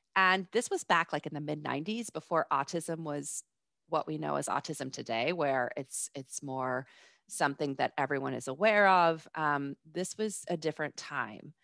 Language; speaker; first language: English; native; English